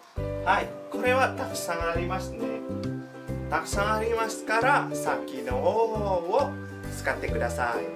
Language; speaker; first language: Japanese; non-native, fluent; Indonesian